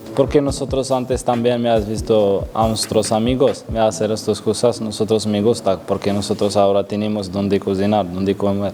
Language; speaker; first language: Spanish; non-native, learner; Arabic